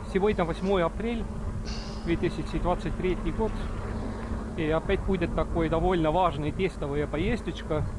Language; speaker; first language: Russian; non-native, local second language; Estonian